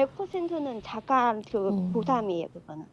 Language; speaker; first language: Korean; non-native, fluent; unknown